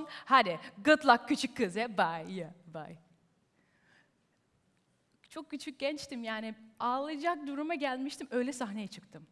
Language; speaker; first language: Turkish; early bilingual, heritage; Turkish